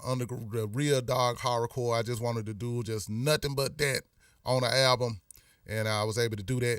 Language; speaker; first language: English; native; English